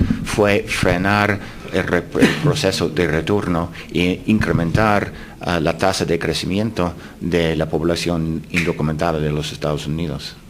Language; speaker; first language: Spanish; non-native, fluent; English